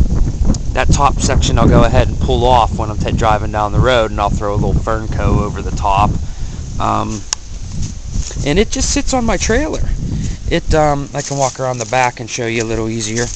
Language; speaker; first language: English; native; English